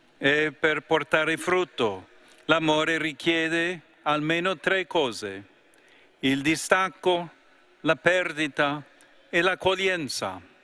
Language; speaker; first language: Italian; non-native, fluent; English